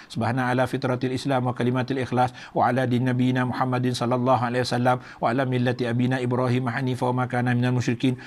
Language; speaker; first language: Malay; native; Malay